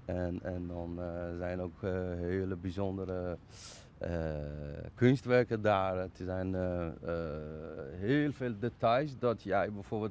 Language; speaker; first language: Dutch; non-native, fluent; Persian